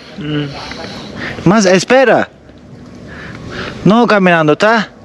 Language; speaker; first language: Spanish; non-native, learner; Turkish